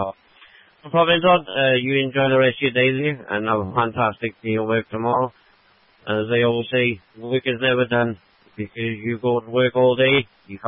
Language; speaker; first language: English; native; English